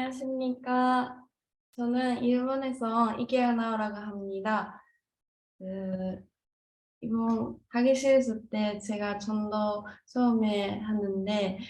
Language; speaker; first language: Korean; non-native, learner; Japanese